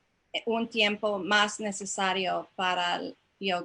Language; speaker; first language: Spanish; non-native, fluent; English